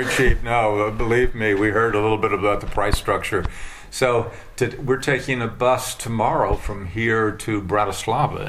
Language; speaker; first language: English; native; English